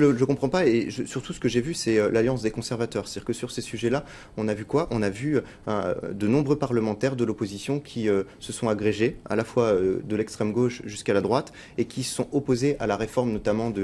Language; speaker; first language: French; native; French